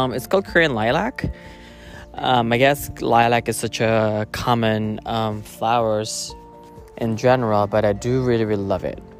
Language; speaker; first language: English; non-native, local second language; Filipino